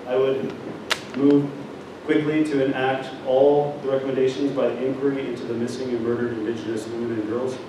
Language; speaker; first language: English; native; English